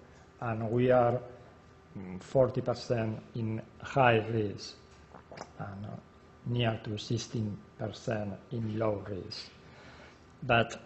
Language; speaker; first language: English; non-native, learner; Spanish